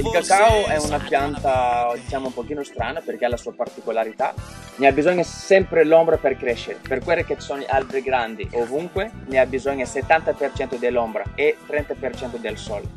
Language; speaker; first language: Italian; non-native, fluent; Malagasy